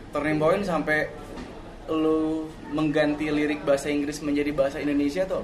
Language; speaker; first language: Indonesian; native; Indonesian